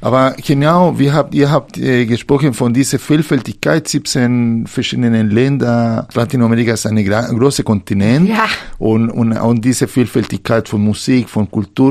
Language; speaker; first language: German; non-native, fluent; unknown